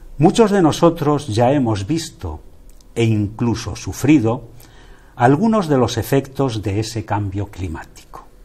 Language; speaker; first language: Spanish; native; Spanish